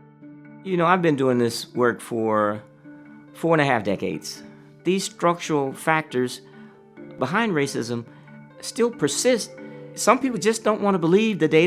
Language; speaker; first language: English; native; English